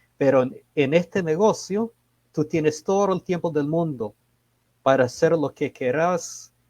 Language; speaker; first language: Spanish; early bilingual, heritage; Spanish